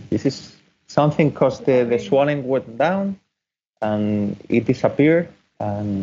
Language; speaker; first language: English; non-native, fluent; Spanish